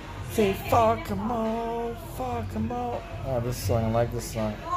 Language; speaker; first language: English; non-native, fluent; Dutch